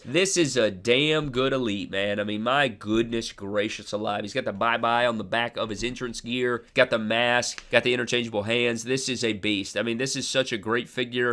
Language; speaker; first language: English; native; English